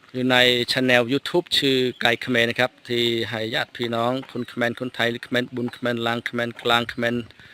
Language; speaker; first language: Thai; non-native, fluent; Khmer